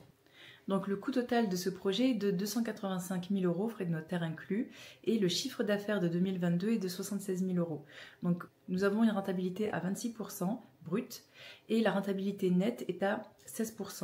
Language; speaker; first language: French; native; French